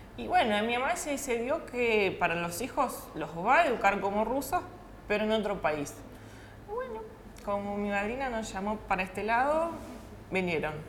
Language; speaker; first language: Spanish; early bilingual, other home language; Russian